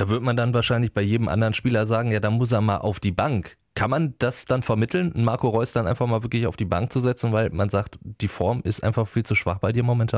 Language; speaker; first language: German; native; German